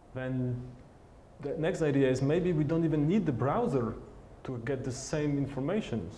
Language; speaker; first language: English; non-native, fluent; Polish